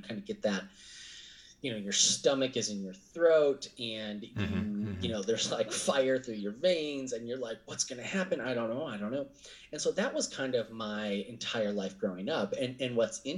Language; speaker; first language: English; native; English